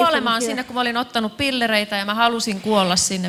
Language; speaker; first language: Finnish; native; Finnish